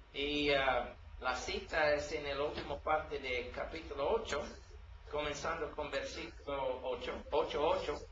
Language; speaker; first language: Spanish; non-native, learner; English